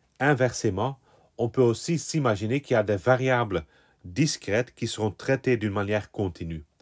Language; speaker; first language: French; non-native, local second language; Dutch